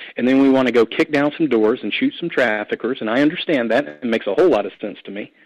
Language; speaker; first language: English; native; English